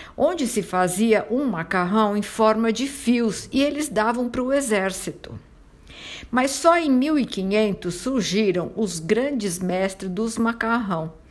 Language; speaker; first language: Portuguese; non-native, fluent; Italian